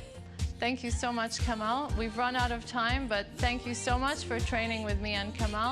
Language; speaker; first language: English; non-native, local second language; Arabic